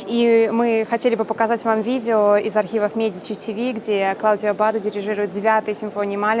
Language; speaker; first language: Russian; native; Russian